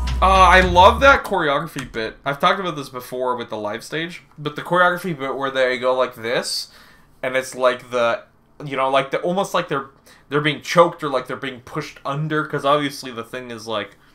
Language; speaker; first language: English; native; English